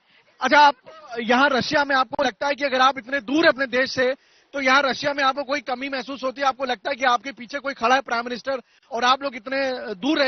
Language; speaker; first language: Hindi; native; Hindi